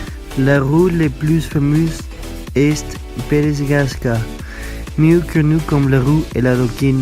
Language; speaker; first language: French; non-native, learner; Spanish